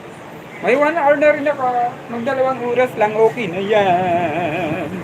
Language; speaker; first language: Filipino; native; Filipino